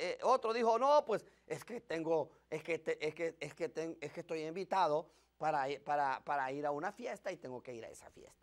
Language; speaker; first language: Spanish; native; Spanish